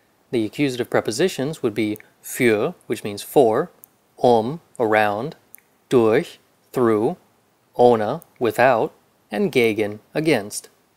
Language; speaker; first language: English; native; English